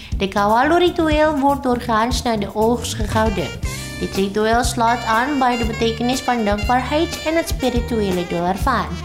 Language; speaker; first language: Dutch; non-native, fluent; Indonesian